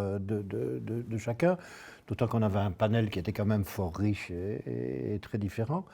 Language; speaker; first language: French; native; French